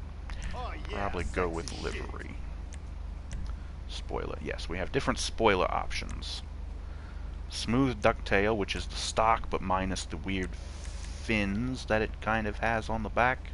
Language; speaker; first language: English; native; English